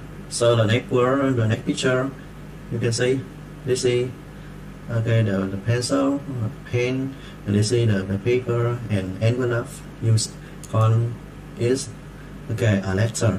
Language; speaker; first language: English; non-native, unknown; Vietnamese